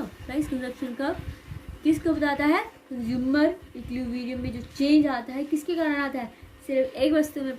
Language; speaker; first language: Hindi; native; Hindi